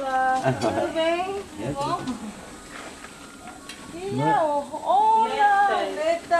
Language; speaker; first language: Portuguese; non-native, learner; Korean